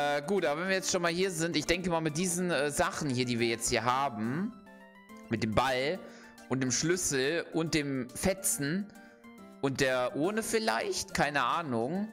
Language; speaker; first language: German; native; German